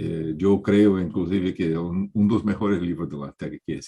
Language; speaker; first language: Spanish; non-native, learner; Portuguese